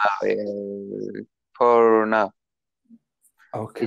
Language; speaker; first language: English; non-native, learner; Turkish